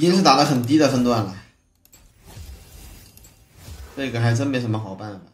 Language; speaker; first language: Chinese; native; Chinese